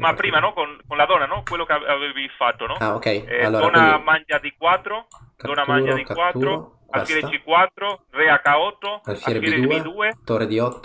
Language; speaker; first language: Italian; non-native, fluent; Spanish